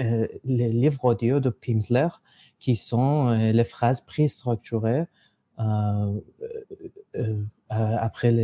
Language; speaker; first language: French; non-native, fluent; English